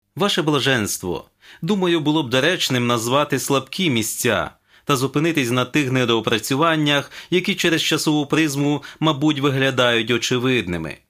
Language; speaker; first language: Ukrainian; native; Ukrainian